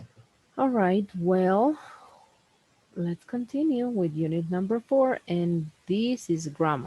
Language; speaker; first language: English; non-native, fluent; Spanish